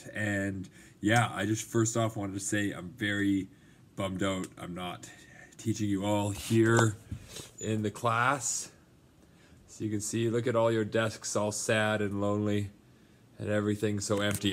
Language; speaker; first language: English; native; English